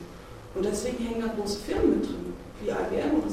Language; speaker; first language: German; native; German